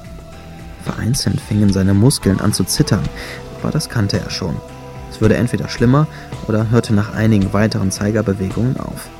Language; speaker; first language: German; native; German